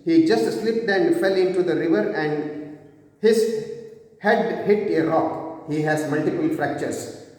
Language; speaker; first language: English; non-native, local second language; Kannada